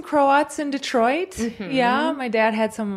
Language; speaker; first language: English; early bilingual, other home language; Croatian